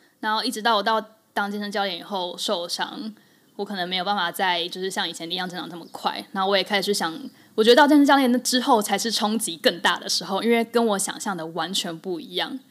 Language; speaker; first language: Chinese; native; Chinese